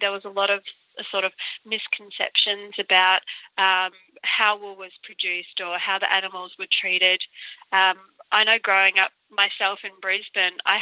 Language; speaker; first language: English; native; English